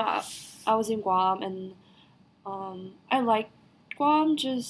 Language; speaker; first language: English; non-native, fluent; Korean